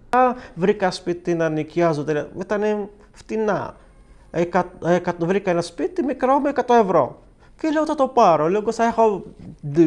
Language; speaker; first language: Greek; non-native, fluent; Arabic